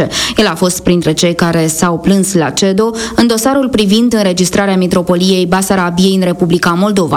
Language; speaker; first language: Romanian; native; Romanian